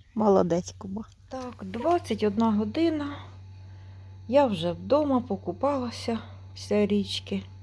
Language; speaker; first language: Ukrainian; native; Ukrainian